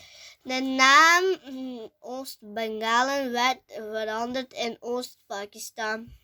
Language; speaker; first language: Dutch; early bilingual, other home language; Urdu